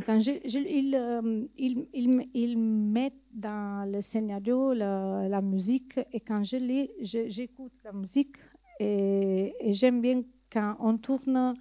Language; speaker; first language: French; non-native, learner; Italian